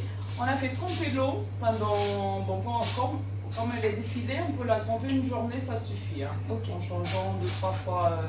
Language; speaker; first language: French; non-native, fluent; Portuguese